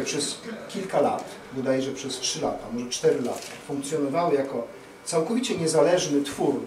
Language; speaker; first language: Polish; native; Polish